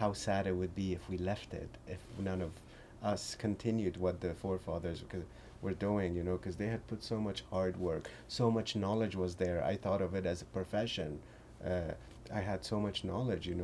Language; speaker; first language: English; early bilingual, other home language; Persian